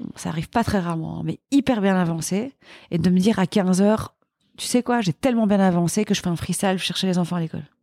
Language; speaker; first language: French; native; French